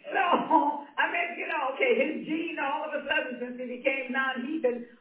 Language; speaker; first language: English; native; English